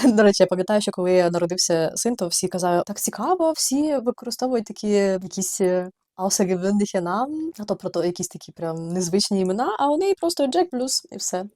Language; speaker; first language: Ukrainian; native; Ukrainian